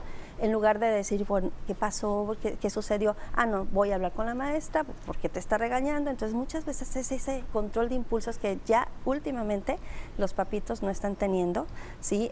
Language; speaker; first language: Spanish; native; Spanish